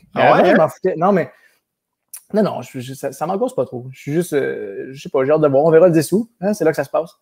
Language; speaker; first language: French; native; French